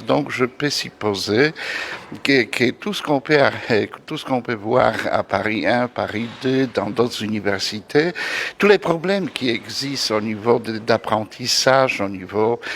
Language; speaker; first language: French; non-native, fluent; Polish